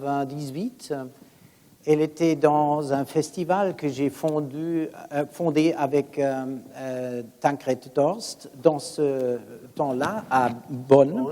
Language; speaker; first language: French; non-native, fluent; German